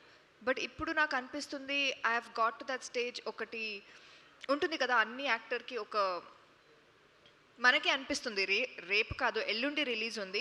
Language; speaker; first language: Telugu; non-native, fluent; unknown